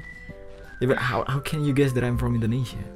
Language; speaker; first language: English; non-native, learner; Indonesian